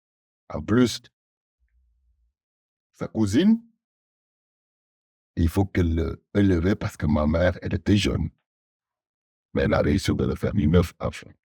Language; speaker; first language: French; non-native, local second language; Wolof